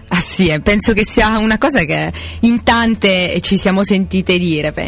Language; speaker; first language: Italian; native; Italian